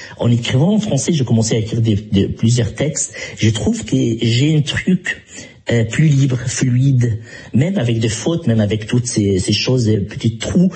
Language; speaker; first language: French; non-native, fluent; Arabic